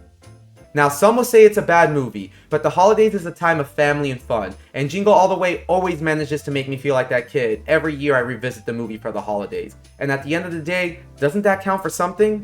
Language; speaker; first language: English; native; English